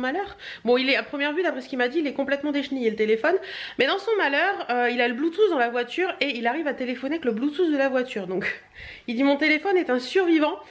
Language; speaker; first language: French; native; French